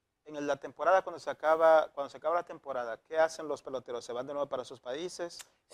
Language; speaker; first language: Spanish; native; Spanish